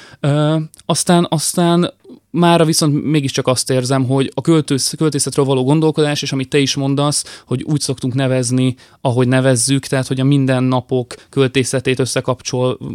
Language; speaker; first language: Hungarian; native; Hungarian